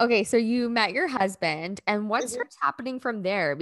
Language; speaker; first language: English; native; English